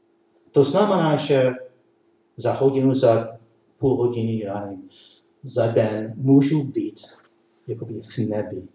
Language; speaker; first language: Czech; non-native, learner; English